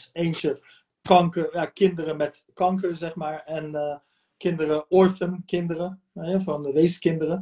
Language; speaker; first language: Dutch; early bilingual, other home language; Turkish